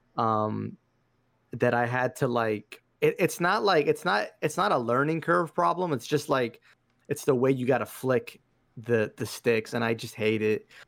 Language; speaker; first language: English; early bilingual, other home language; Arabic